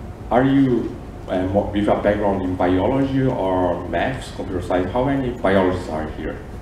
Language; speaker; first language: English; non-native, fluent; Portuguese